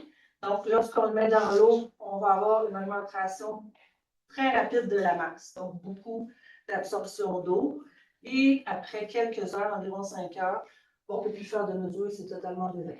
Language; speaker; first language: French; native; French